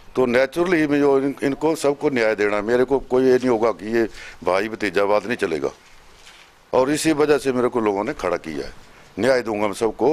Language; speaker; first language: Hindi; native; Hindi